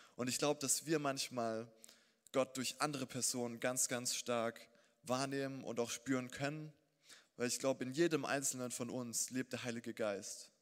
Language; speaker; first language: German; native; German